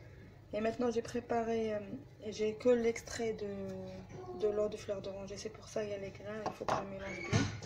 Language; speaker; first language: French; non-native, learner; Arabic